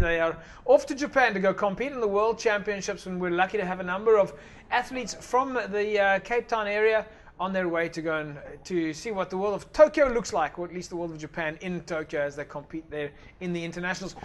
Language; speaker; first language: English; non-native, local second language; Afrikaans